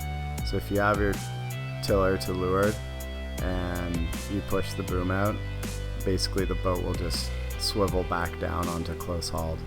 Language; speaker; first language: English; native; English